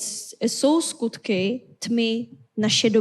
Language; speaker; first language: Czech; non-native, fluent; Korean